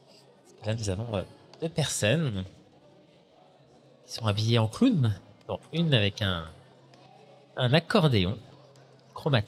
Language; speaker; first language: French; native; French